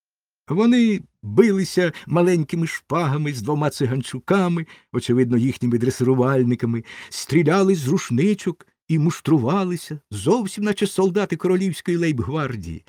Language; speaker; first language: Ukrainian; native; Ukrainian